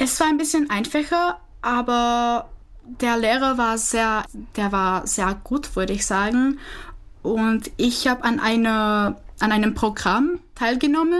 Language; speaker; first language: German; non-native, learner; Czech